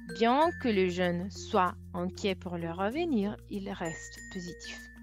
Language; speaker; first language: French; non-native, fluent; Italian